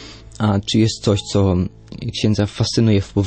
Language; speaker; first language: Polish; native; Polish